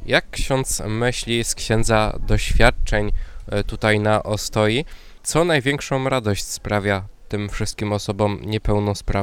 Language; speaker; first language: Polish; native; Polish